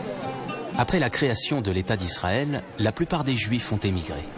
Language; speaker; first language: French; native; French